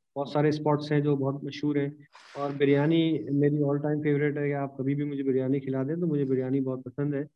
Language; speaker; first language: Urdu; native; Urdu